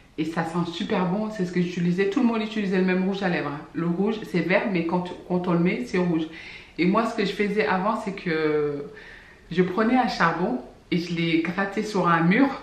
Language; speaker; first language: French; non-native, local second language; Fula